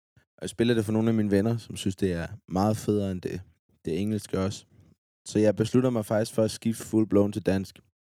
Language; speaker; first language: Danish; native; Danish